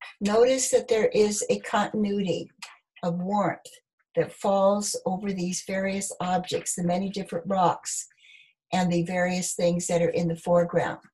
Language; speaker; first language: English; native; English